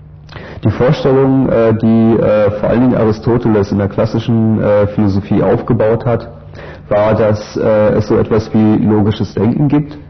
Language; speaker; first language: German; native; German